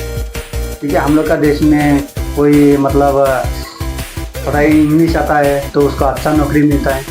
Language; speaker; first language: Hindi; non-native, local second language; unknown